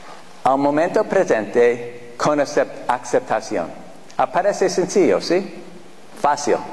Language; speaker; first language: Spanish; non-native, fluent; English